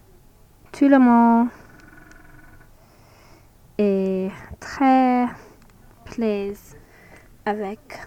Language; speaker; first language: French; non-native, learner; English